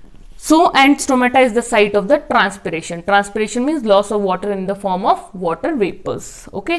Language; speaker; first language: Hindi; native; Hindi